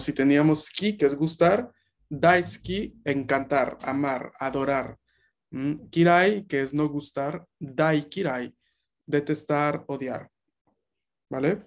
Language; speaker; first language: Spanish; native; Spanish